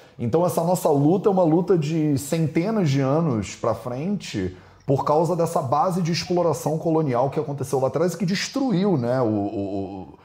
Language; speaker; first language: Portuguese; native; Portuguese